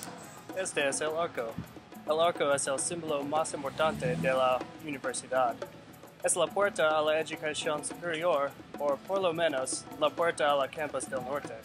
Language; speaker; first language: Spanish; non-native, learner; English